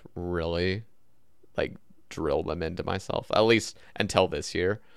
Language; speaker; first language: English; native; English